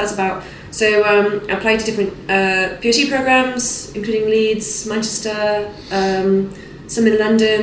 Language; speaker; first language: English; native; English